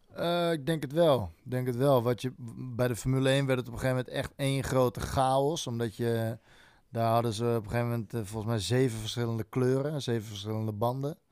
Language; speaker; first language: Dutch; native; Dutch